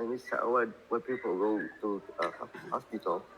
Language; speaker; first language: English; non-native, learner; Vietnamese